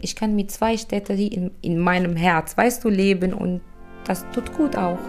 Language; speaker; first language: German; non-native, fluent; Arabic